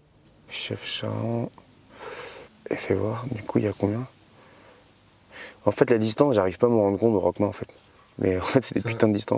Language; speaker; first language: French; native; French